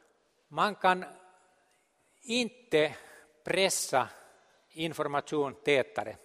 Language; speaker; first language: Swedish; non-native, local second language; Finnish